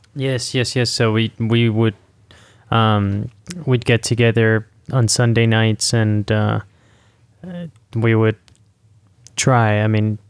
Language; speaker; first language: English; non-native, fluent; Spanish